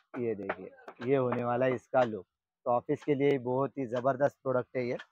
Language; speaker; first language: Hindi; non-native, local second language; Marathi